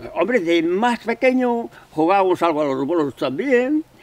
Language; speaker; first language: Spanish; native; Spanish